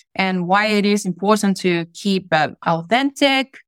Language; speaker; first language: English; non-native, fluent; Spanish